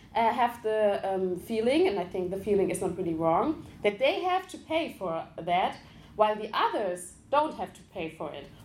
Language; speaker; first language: English; non-native, fluent; German